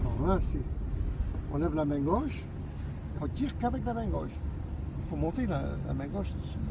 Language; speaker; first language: French; native; French